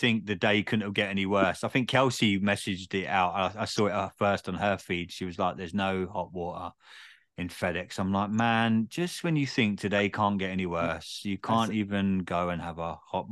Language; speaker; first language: English; native; English